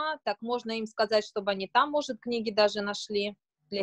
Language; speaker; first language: Russian; native; Russian